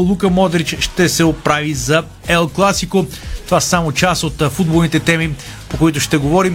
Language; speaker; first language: Bulgarian; native; Bulgarian